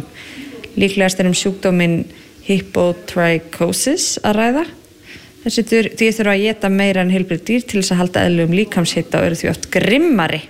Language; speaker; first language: Icelandic; native; Icelandic